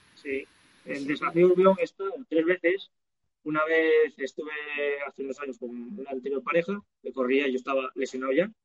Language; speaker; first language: Spanish; native; Spanish